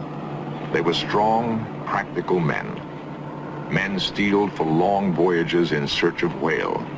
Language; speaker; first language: English; native; English